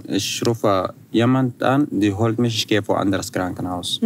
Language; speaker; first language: German; non-native, fluent; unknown